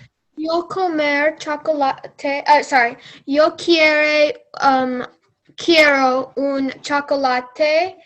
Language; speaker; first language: Spanish; non-native, learner; English